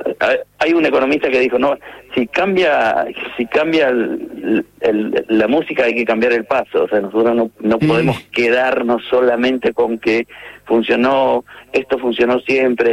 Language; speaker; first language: Spanish; native; Spanish